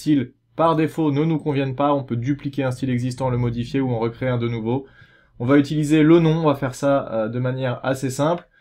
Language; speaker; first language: French; native; French